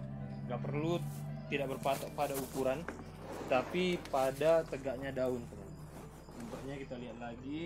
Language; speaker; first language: Indonesian; native; Indonesian